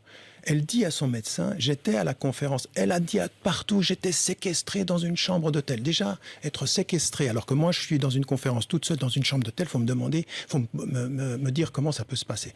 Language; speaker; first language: French; early bilingual, other home language; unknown